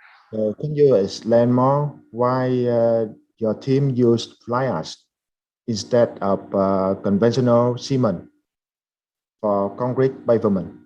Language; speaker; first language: English; non-native, fluent; Vietnamese